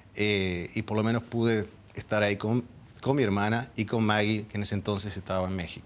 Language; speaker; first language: Spanish; early bilingual, other home language; Dutch